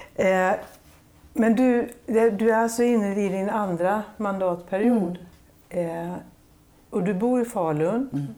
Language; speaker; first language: Swedish; native; Swedish